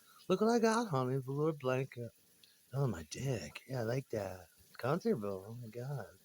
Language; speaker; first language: English; native; English